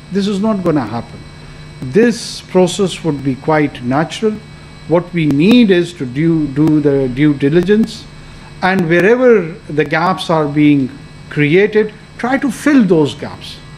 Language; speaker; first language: English; non-native, local second language; Pashto